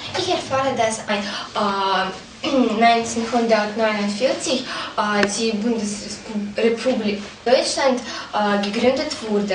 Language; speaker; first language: German; non-native, learner; Russian